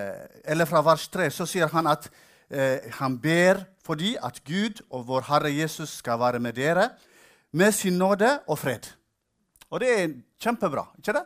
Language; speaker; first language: Norwegian; non-native, fluent; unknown